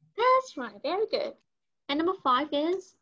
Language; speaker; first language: English; non-native, learner; Vietnamese